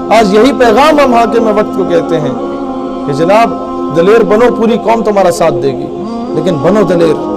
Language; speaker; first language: Urdu; non-native, local second language; Punjabi